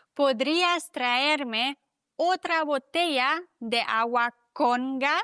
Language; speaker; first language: Spanish; non-native, fluent; German